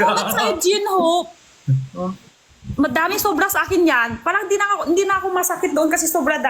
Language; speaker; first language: Filipino; non-native, learner; Chinese